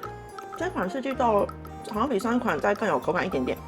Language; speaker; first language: Chinese; native; Chinese